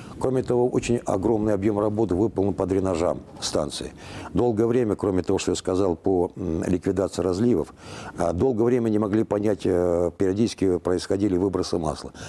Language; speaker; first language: Russian; native; Russian